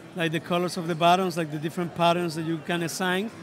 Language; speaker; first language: English; non-native, fluent; Spanish